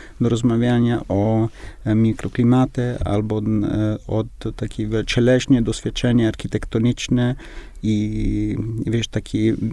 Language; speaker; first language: Polish; non-native, learner; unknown